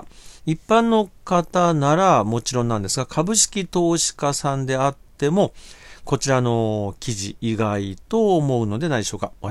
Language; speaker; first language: Japanese; native; Japanese